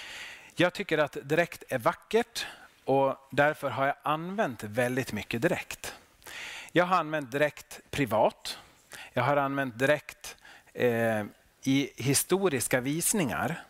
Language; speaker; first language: Swedish; non-native, local second language; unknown